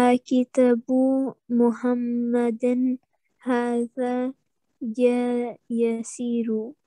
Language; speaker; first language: Arabic; non-native, learner; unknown